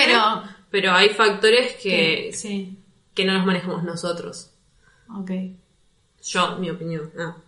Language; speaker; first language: Spanish; native; Spanish